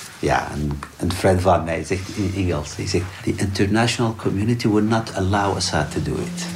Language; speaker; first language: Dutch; non-native, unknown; Arabic